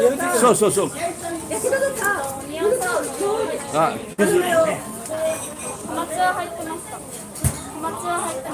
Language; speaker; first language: Japanese; non-native, learner; English